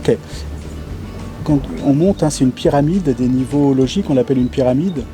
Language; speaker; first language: French; native; French